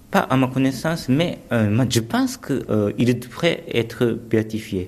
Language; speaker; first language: French; early bilingual, other home language; Japanese